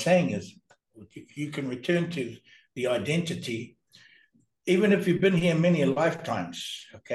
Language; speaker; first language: English; native; English